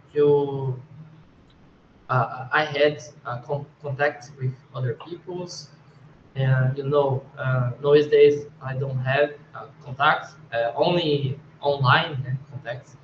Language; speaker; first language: English; non-native, learner; Portuguese